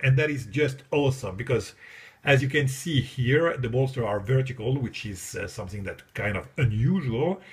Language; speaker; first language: English; non-native, fluent; French